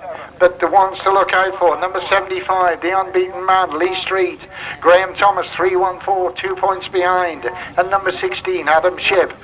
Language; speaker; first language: English; native; English